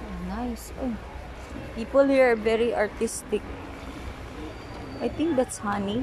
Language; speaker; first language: English; non-native, local second language; Filipino